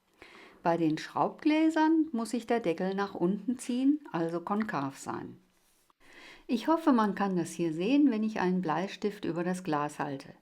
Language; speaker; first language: German; native; German